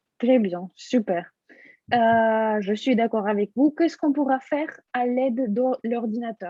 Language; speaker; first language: French; non-native, fluent; Russian